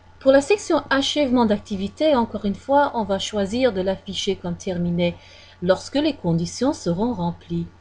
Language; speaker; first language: French; non-native, fluent; English